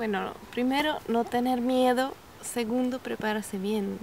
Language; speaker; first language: Spanish; non-native, fluent; Czech